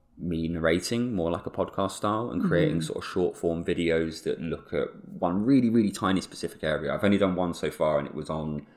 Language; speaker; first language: English; native; English